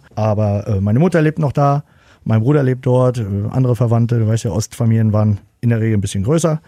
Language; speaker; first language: German; native; German